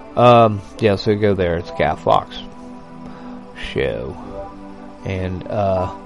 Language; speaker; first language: English; native; English